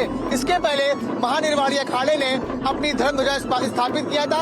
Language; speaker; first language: Hindi; native; Hindi